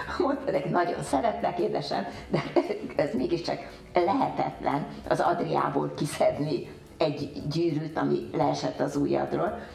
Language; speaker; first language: Hungarian; early bilingual, heritage; Hungarian